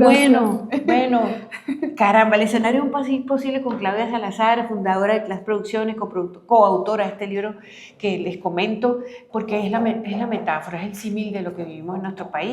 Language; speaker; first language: Spanish; native; Spanish